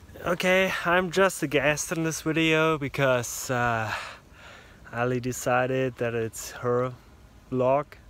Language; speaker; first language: English; non-native, fluent; German